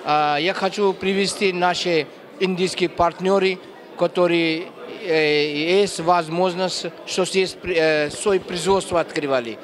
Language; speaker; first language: Russian; non-native, learner; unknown